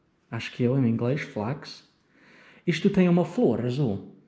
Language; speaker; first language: Portuguese; non-native, learner; English